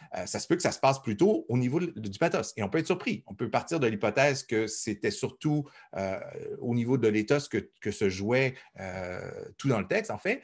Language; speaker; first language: French; native; French